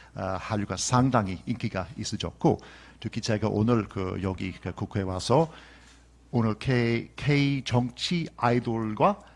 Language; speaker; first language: Korean; non-native, fluent; English